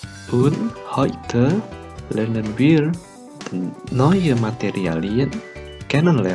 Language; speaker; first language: German; non-native, learner; Indonesian